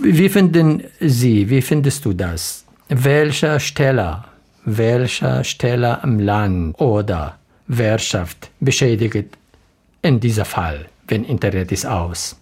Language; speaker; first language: German; non-native, learner; Arabic